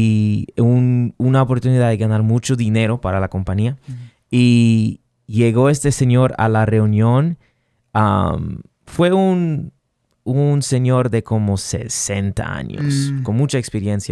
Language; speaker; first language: Spanish; non-native, fluent; English